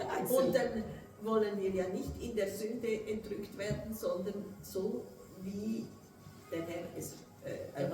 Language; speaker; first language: German; non-native, fluent; Portuguese